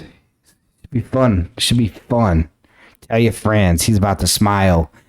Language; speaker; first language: English; native; English